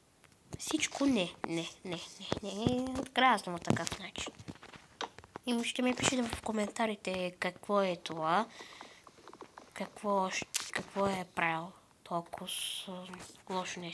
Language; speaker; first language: Bulgarian; non-native, local second language; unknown